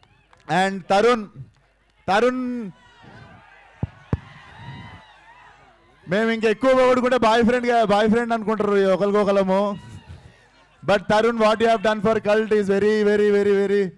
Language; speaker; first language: Telugu; native; Telugu